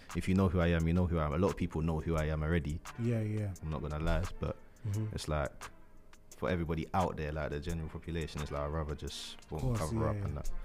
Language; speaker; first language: English; native; English